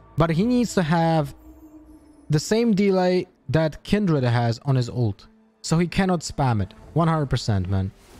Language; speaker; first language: English; non-native, fluent; Polish